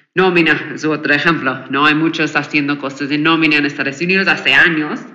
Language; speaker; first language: Spanish; non-native, fluent; English